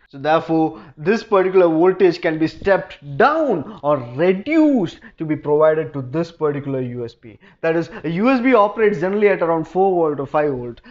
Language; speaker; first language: English; non-native, local second language; Malayalam